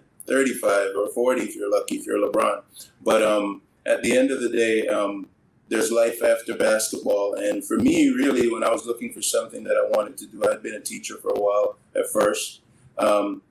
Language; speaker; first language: English; native; English